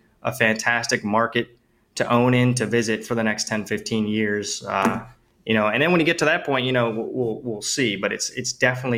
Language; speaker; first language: English; native; English